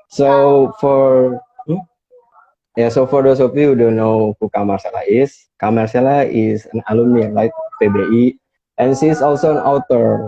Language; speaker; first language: English; non-native, fluent; Indonesian